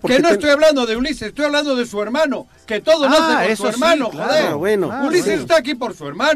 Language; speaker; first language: Spanish; native; Spanish